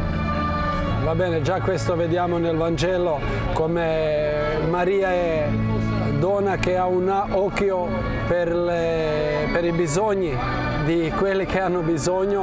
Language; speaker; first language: Italian; non-native, fluent; Croatian